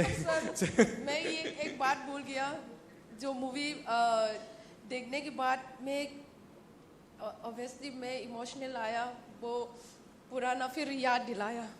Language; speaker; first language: Hindi; non-native, local second language; Manipuri